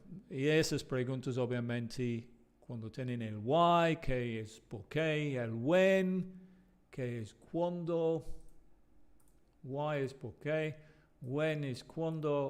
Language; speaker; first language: Spanish; non-native, fluent; English